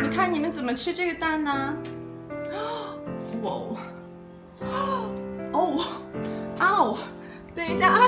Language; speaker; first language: Chinese; native; Chinese